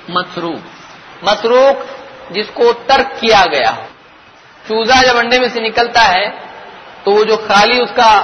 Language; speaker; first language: Urdu; native; Urdu